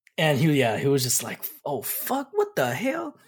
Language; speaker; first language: English; early bilingual, other home language; Pampanga